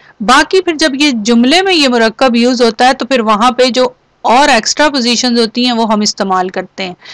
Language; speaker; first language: Urdu; native; Urdu